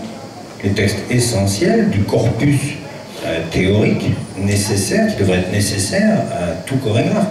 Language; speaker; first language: French; native; French